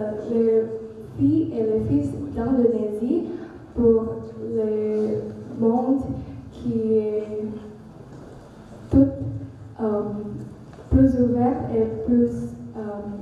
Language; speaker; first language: French; non-native, learner; Indonesian